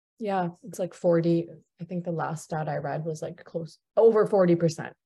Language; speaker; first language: English; early bilingual, other home language; Punjabi